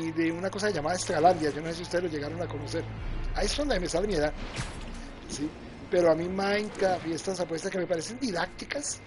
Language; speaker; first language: Spanish; native; Spanish